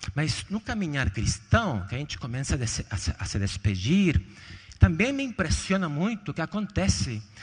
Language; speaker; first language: Portuguese; non-native, fluent; Spanish